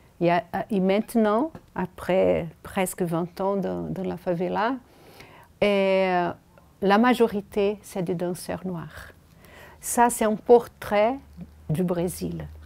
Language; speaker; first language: French; non-native, fluent; Portuguese